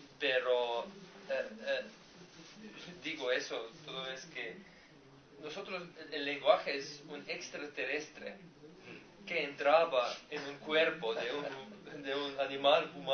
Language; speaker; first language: Spanish; non-native, learner; Slovenian